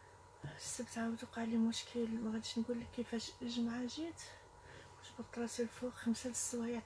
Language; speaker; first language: Arabic; native; Arabic